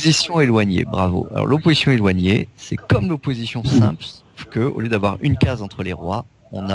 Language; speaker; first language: French; native; French